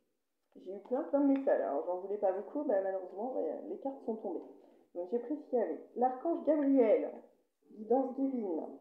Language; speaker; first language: French; native; French